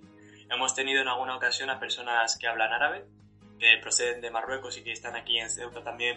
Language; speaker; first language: Spanish; native; Spanish